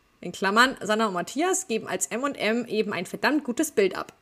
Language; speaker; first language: German; native; German